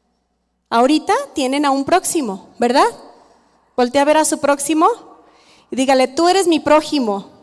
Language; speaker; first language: Spanish; native; Spanish